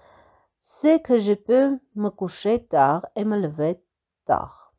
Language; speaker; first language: French; non-native, fluent; Armenian